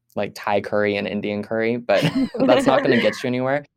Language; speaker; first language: English; native; English